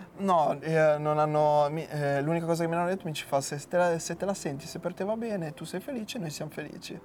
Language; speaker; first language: Italian; native; Italian